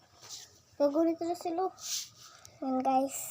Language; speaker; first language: Filipino; non-native, local second language; Cebuano